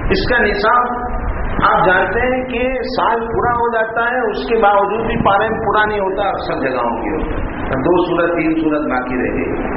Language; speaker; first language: Urdu; non-native, local second language; Gujarati